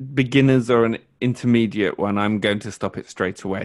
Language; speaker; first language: English; native; English